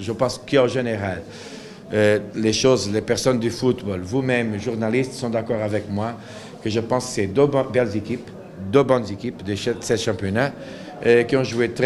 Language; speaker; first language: French; non-native, local second language; Arabic